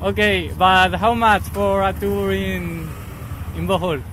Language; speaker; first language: English; non-native, learner; Spanish